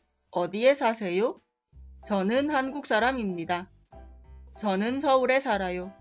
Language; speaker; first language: Korean; non-native, fluent; Spanish